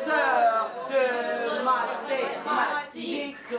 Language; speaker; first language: French; non-native, learner; Russian